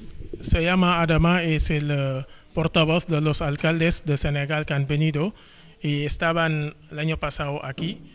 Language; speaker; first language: Spanish; non-native, fluent; Wolof